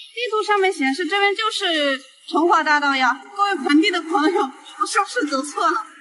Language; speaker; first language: Chinese; non-native, local second language; Tibetan